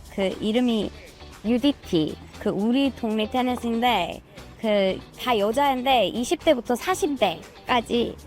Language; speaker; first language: Korean; non-native, fluent; English